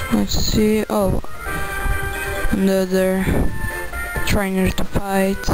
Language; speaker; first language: English; non-native, learner; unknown